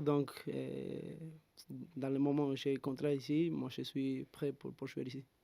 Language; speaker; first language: French; non-native, fluent; Spanish